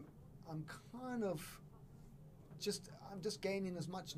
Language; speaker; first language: English; native; English